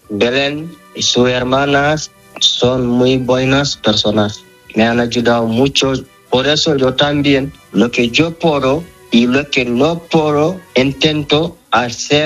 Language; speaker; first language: Spanish; non-native, learner; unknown